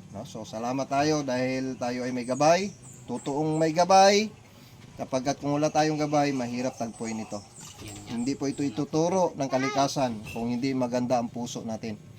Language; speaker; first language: Filipino; non-native, local second language; Cebuano